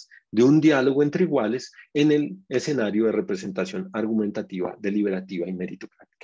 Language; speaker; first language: Spanish; native; Spanish